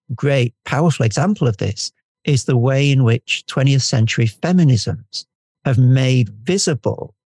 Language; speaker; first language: English; native; English